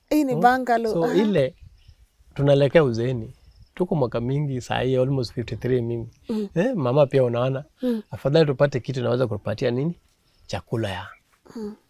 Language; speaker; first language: Swahili; native; Swahili